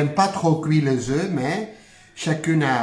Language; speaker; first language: French; non-native, fluent; Spanish